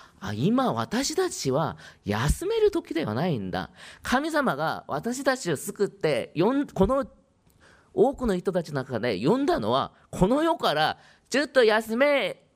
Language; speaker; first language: Japanese; non-native, fluent; Korean